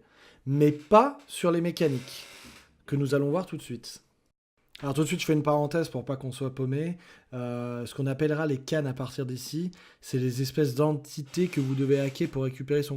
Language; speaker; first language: French; native; French